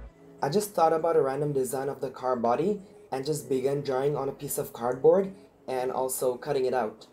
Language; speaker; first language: English; non-native, fluent; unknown